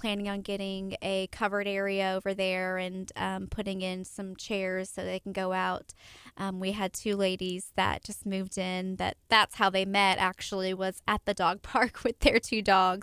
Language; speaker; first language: English; native; English